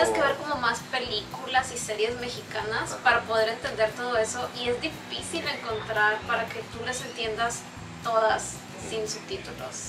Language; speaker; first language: Spanish; native; Spanish